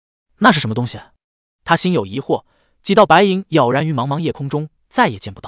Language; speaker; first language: Chinese; native; Chinese